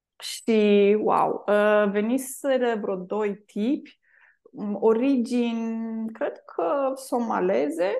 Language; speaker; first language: Romanian; native; Romanian